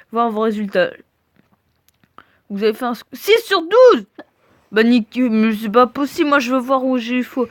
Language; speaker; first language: French; native; French